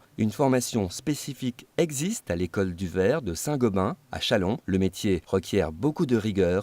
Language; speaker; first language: French; native; French